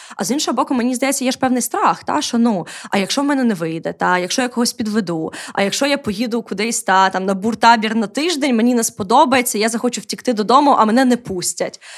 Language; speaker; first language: Ukrainian; native; Ukrainian